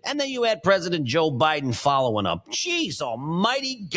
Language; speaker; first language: English; native; English